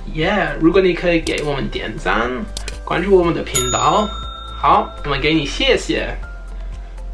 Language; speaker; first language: Chinese; non-native, learner; English